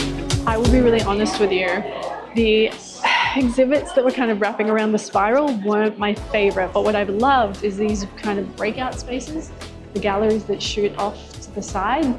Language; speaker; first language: English; native; English